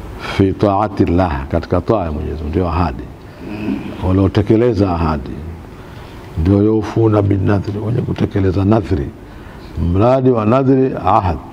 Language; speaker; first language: Swahili; native; Swahili